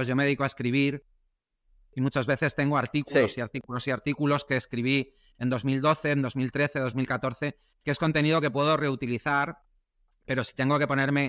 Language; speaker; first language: Spanish; native; Spanish